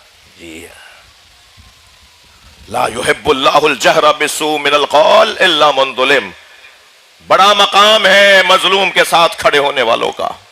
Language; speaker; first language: Urdu; native; Urdu